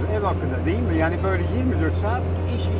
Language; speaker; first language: Turkish; non-native, fluent; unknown